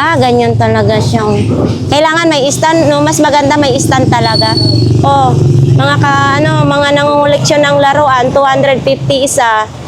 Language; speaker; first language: Filipino; non-native, local second language; Cebuano